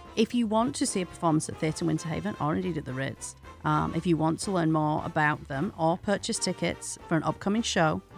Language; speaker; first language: English; native; English